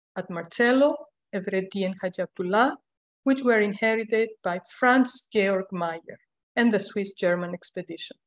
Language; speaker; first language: English; non-native, fluent; Greek